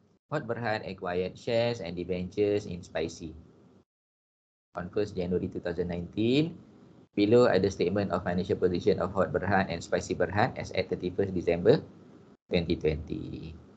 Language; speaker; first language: English; non-native, local second language; Malay